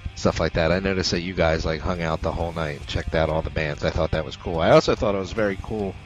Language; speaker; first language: English; native; English